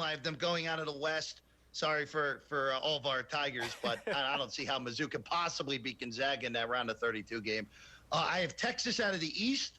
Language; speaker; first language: English; native; English